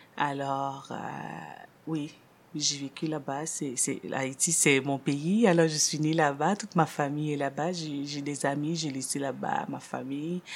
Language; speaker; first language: French; non-native, local second language; Haitian Creole